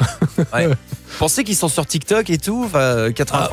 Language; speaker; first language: French; native; French